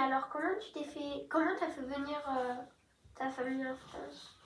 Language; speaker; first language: French; native; French